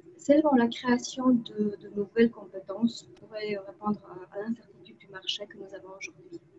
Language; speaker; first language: French; non-native, fluent; Polish